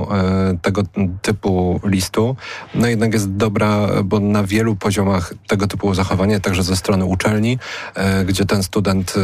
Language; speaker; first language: Polish; native; Polish